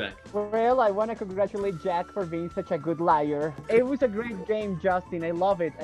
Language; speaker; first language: English; non-native, fluent; Spanish